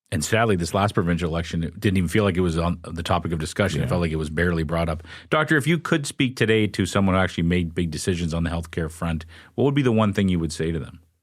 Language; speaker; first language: English; native; English